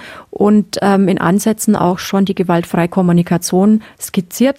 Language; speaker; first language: German; native; German